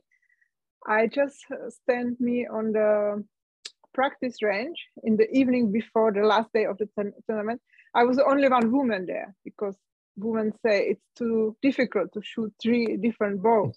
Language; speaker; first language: English; non-native, learner; Czech